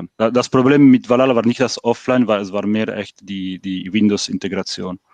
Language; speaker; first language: German; non-native, fluent; French